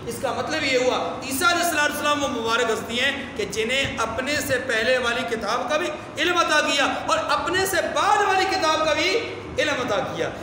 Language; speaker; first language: Urdu; non-native, local second language; Northern Hindko